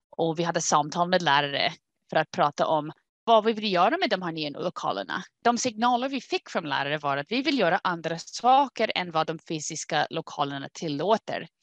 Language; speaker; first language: Swedish; non-native, fluent; English